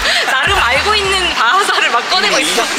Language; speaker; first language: Korean; non-native, local second language; Indonesian